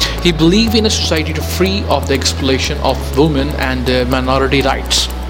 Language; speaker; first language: English; non-native, local second language; Urdu